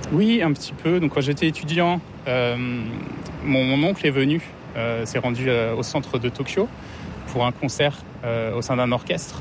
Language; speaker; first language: French; native; French